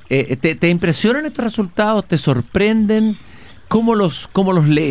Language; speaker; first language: Spanish; native; Spanish